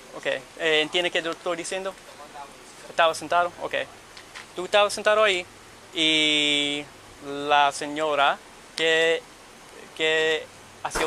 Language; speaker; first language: Spanish; early bilingual, heritage; Spanish